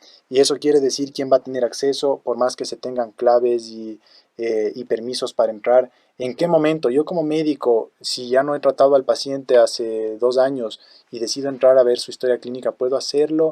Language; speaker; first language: Spanish; native; Spanish